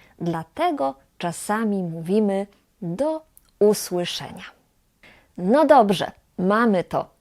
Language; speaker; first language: Polish; native; Polish